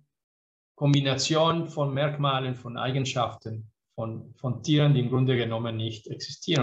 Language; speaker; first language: German; non-native, fluent; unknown